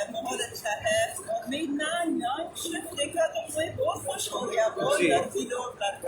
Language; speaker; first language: Hindi; non-native, learner; Persian